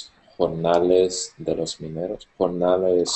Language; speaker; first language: Spanish; non-native, learner; English